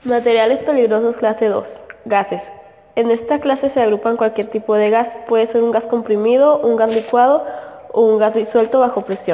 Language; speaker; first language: Spanish; native; Spanish